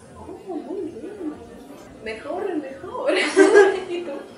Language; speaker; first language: Spanish; non-native, fluent; Russian